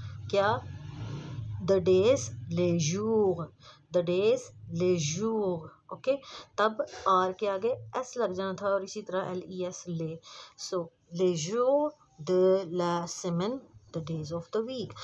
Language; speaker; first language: Hindi; native; Hindi